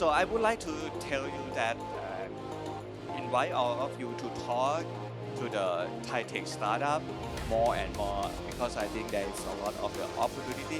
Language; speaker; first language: English; non-native, learner; Thai